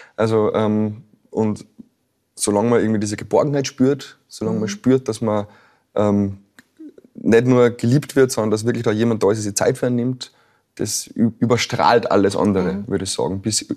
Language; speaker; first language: German; native; German